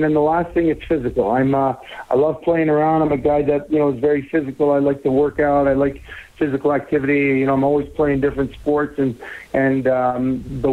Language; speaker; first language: English; native; English